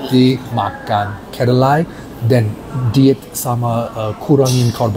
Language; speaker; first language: Indonesian; non-native, learner; English